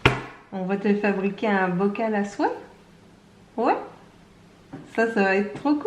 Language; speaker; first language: French; native; French